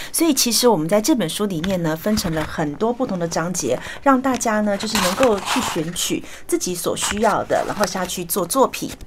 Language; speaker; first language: Chinese; native; Chinese